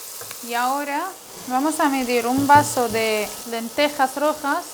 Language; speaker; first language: Spanish; non-native, fluent; Arabic